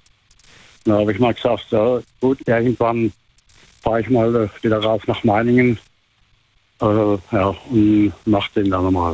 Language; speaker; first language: German; native; German